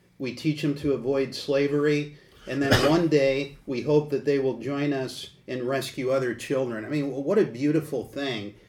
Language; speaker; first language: English; native; English